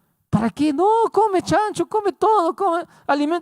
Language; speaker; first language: Spanish; native; Spanish